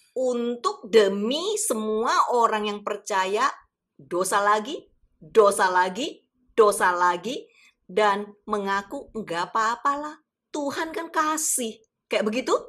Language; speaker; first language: Indonesian; native; Indonesian